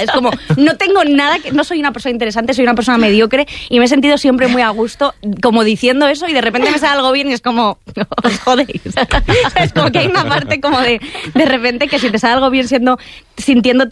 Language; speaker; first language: Spanish; native; Spanish